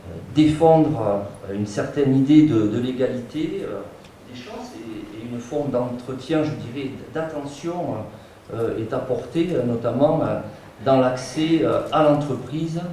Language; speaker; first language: French; native; French